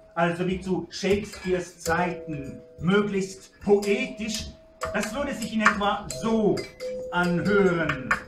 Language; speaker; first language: German; native; German